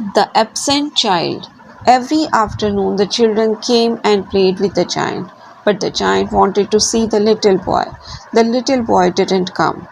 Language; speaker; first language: English; non-native, local second language; Hindi